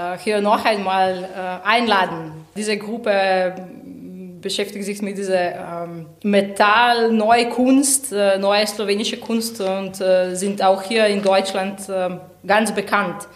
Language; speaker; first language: German; non-native, fluent; Slovenian